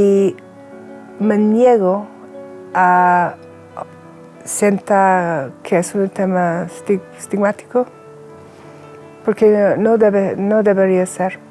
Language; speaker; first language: Spanish; non-native, fluent; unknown